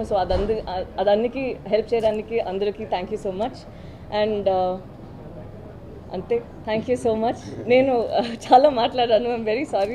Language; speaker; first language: Telugu; non-native, learner; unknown